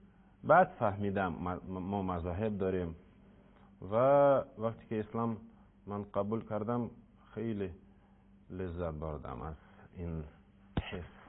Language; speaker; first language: Persian; non-native, learner; Russian